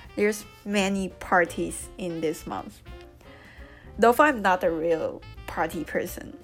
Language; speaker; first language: English; non-native, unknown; Chinese